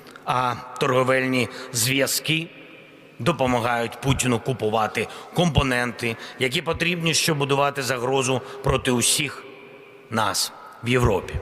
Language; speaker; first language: Ukrainian; non-native, local second language; Russian